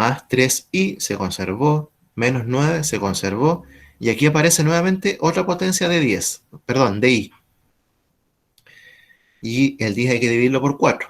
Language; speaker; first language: Spanish; native; Spanish